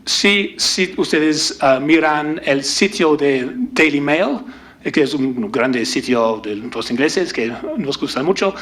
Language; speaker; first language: Spanish; non-native, learner; English